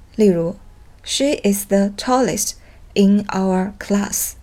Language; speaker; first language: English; non-native, fluent; Chinese